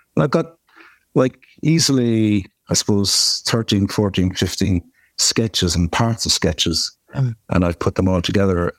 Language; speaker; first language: English; native; English